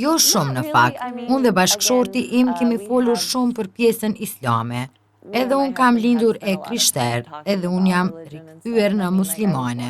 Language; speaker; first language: Albanian; non-native, fluent; English